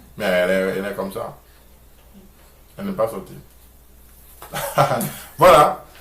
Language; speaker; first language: French; non-native, local second language; Haitian Creole